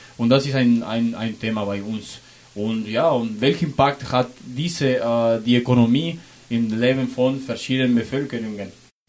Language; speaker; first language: German; non-native, learner; Spanish